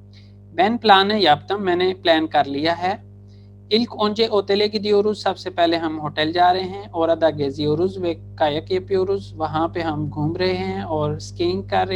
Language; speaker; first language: Turkish; non-native, fluent; Urdu